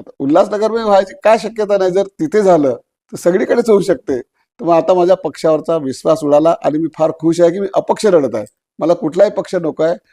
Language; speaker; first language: Marathi; native; Marathi